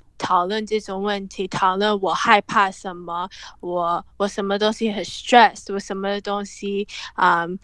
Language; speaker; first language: Chinese; early bilingual, heritage; English